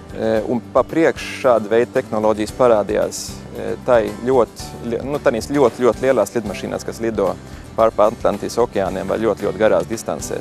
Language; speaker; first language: Latvian; native; Latvian